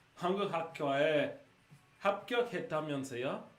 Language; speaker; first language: Korean; non-native, learner; English